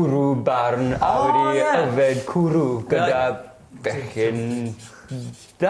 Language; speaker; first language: Welsh; non-native, learner; English